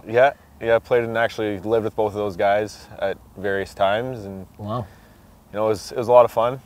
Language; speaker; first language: English; native; English